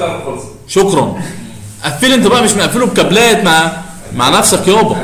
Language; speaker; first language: Arabic; native; Arabic